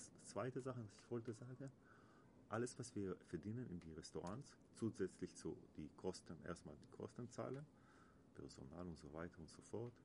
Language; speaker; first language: German; non-native, learner; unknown